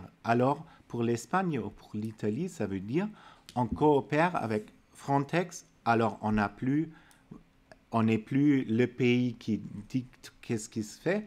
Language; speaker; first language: French; non-native, fluent; German